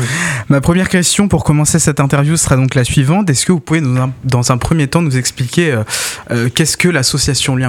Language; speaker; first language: French; native; French